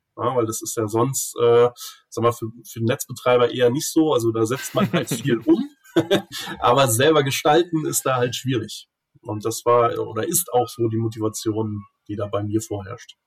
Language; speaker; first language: German; native; German